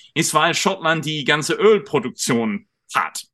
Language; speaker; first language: German; non-native, fluent; English